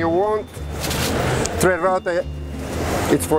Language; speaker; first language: English; non-native, learner; Italian